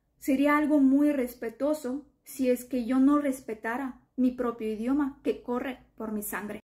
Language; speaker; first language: Spanish; non-native, fluent; Ukrainian